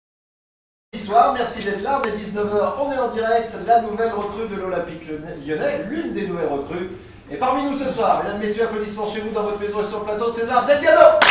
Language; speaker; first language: French; native; French